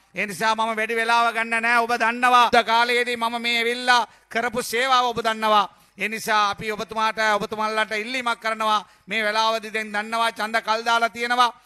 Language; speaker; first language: Sinhala; non-native, local second language; Tamil